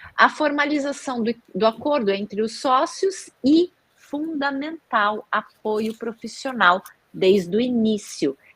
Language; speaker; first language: Portuguese; native; Portuguese